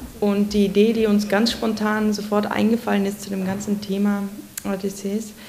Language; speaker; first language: German; native; German